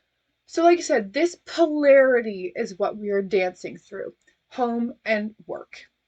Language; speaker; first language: English; native; English